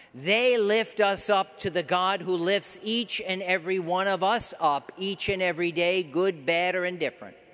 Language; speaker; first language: English; native; English